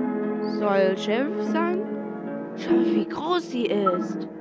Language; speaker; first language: German; non-native, learner; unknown